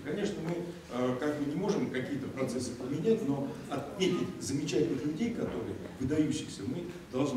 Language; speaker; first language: Russian; native; Russian